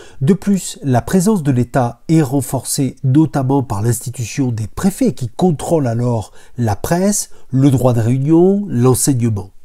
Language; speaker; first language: French; native; French